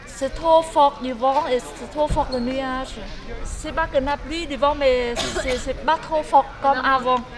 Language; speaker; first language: French; non-native, learner; Vietnamese